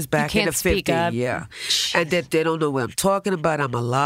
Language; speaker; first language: English; early bilingual, other home language; Spanish